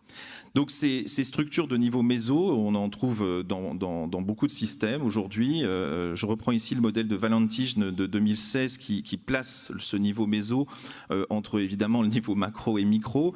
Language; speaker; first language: French; native; French